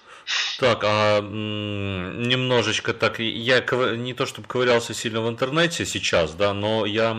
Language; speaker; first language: Russian; native; Russian